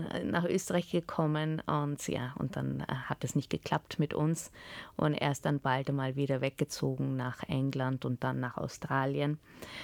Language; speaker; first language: German; native; German